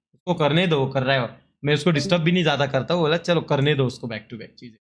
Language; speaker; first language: Hindi; non-native, local second language; Marathi